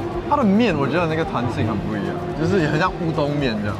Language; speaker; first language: Chinese; non-native, local second language; English